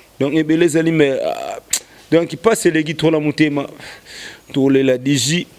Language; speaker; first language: Lingala; native; Lingala